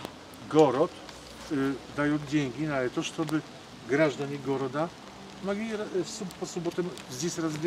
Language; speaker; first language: Russian; non-native, learner; Polish